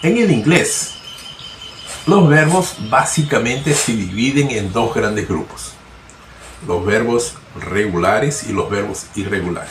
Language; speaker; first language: Spanish; non-native, fluent; Portuguese